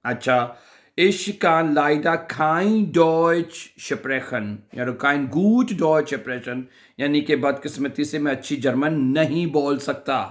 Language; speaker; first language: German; non-native, learner; Urdu